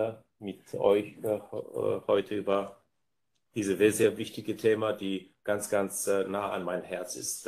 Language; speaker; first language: German; non-native, fluent; Bulgarian